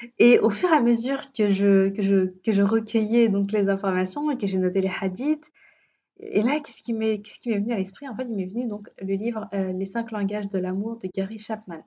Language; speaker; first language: French; early bilingual, other home language; Arabic